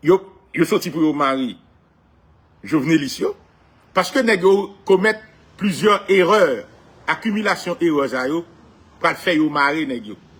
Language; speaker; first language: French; non-native, local second language; Haitian Creole